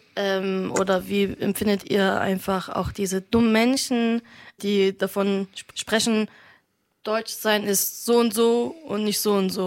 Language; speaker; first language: German; early bilingual, other home language; Arabic